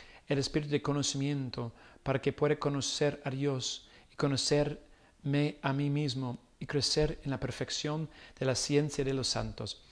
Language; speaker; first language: Spanish; non-native, fluent; English